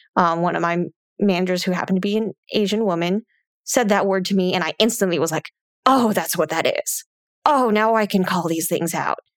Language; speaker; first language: English; native; English